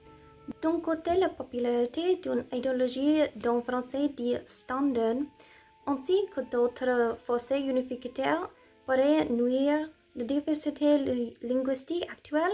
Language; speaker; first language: French; non-native, learner; English